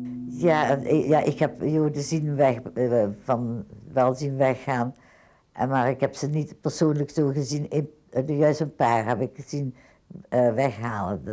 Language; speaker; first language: Dutch; native; Dutch